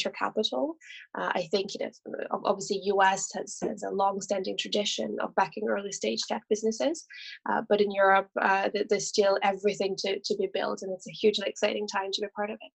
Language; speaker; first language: English; non-native, fluent; French